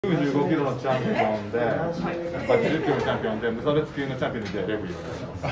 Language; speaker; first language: Japanese; native; Japanese